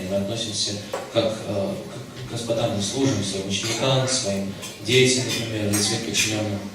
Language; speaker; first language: Russian; native; Russian